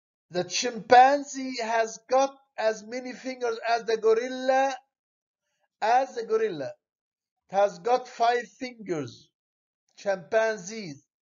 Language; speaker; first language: English; non-native, fluent; Arabic